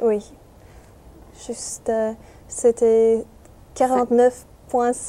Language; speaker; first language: French; non-native, fluent; English